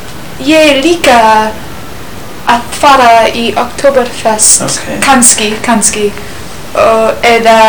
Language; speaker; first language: Icelandic; non-native, learner; English